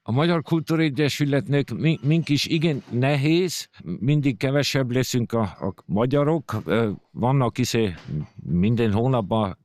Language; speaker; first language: Hungarian; early bilingual, heritage; Hungarian